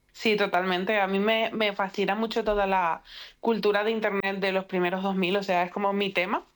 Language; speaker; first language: Spanish; native; Spanish